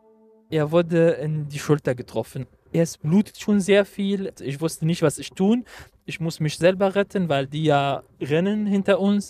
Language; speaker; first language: German; non-native, fluent; Arabic